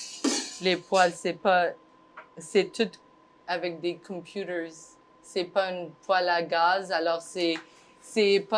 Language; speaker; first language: French; non-native, fluent; English